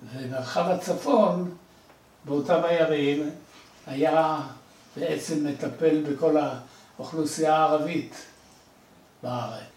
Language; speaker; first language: Hebrew; native; Hebrew